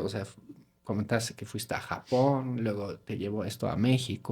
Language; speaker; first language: Spanish; non-native, fluent; German